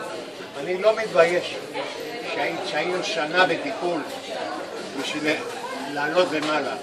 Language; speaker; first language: Hebrew; non-native, fluent; Spanish